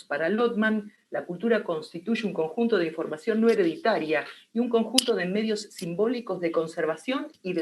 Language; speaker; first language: Spanish; native; Spanish